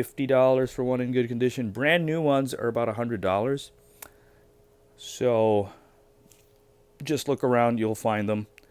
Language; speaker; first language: English; native; English